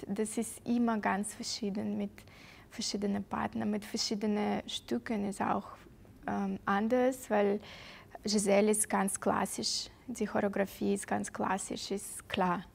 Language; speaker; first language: German; non-native, fluent; Russian